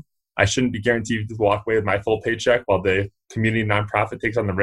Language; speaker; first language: English; native; English